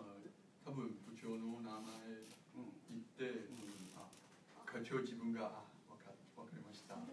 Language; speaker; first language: Japanese; non-native, learner; Thai